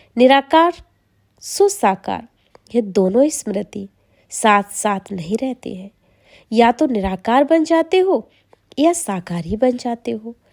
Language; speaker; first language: Hindi; native; Hindi